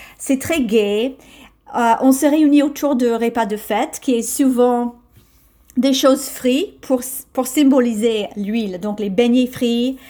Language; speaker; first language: French; non-native, fluent; English